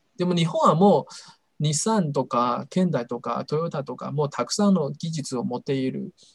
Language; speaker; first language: Japanese; non-native, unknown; Chinese